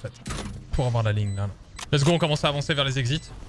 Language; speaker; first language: French; native; French